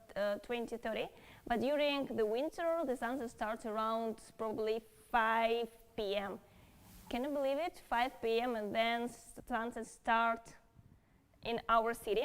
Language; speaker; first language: English; non-native, fluent; Russian